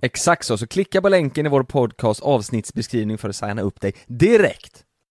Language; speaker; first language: Swedish; native; Swedish